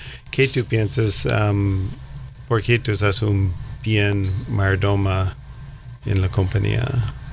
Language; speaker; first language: Spanish; non-native, learner; English